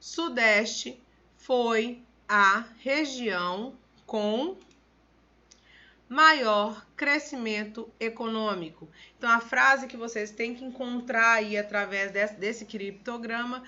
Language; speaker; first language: Portuguese; native; Portuguese